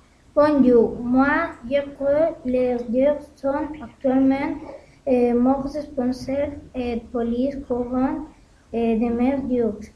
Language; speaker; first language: French; non-native, learner; Spanish